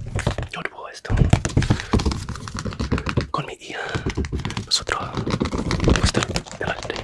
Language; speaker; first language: Spanish; non-native, fluent; English